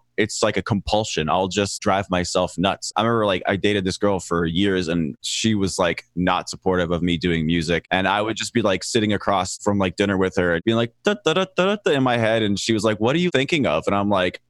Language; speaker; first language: English; native; English